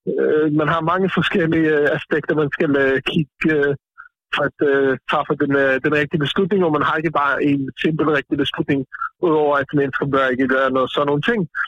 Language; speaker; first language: Danish; non-native, fluent; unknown